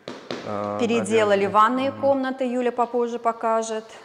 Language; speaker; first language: Russian; native; Russian